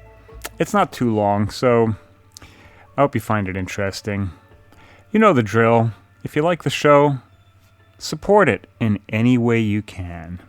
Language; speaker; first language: English; native; English